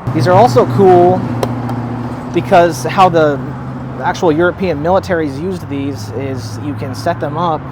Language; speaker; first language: English; native; English